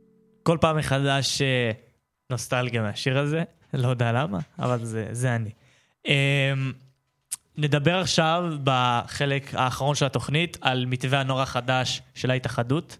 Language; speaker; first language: Hebrew; native; Hebrew